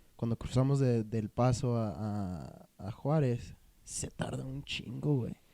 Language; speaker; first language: Spanish; early bilingual, heritage; Spanish